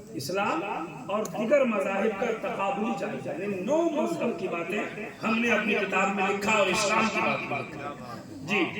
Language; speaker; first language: Hindi; non-native, local second language; Maithili